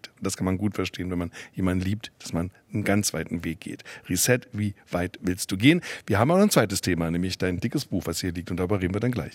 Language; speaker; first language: German; native; German